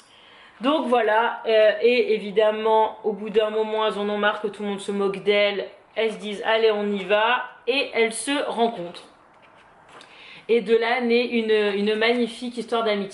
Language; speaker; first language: French; native; French